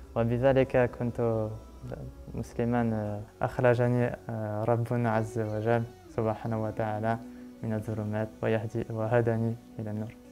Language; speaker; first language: Arabic; non-native, learner; French